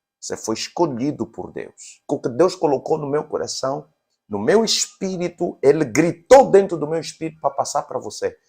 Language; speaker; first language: Portuguese; native; Portuguese